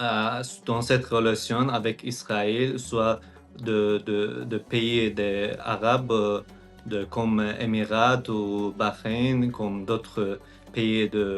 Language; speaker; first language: French; non-native, learner; Azerbaijani